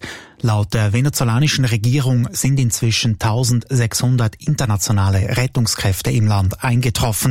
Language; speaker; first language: German; native; German